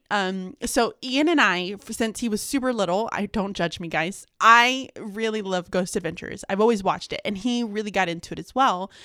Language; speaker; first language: English; early bilingual, other home language; Spanish